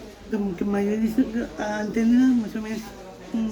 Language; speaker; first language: Catalan; non-native, local second language; Spanish